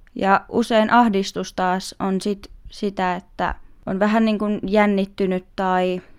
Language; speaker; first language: Finnish; native; Finnish